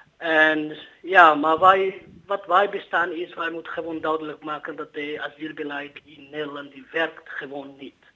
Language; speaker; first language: Dutch; non-native, learner; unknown